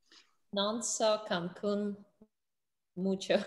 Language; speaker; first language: Spanish; non-native, learner; English